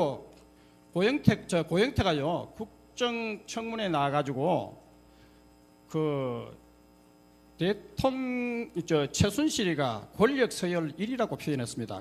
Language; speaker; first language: Korean; native; Korean